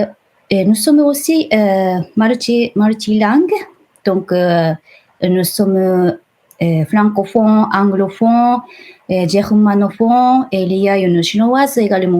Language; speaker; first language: French; non-native, fluent; Japanese